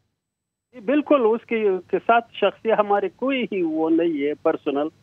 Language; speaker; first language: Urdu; non-native, fluent; Pashto